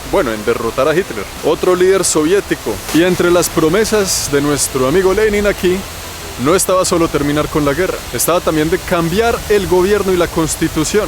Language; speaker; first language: Spanish; native; Spanish